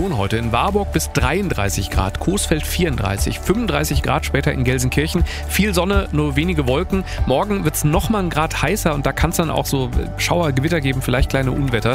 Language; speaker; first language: German; native; German